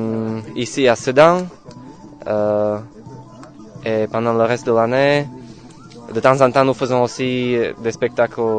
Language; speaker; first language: French; non-native, fluent; Slovak